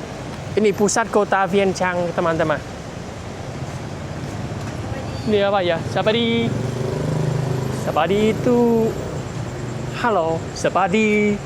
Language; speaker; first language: Indonesian; non-native, fluent; Vietnamese